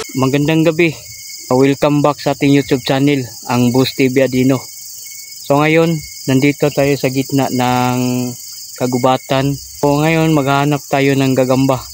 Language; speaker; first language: Filipino; non-native, local second language; Cebuano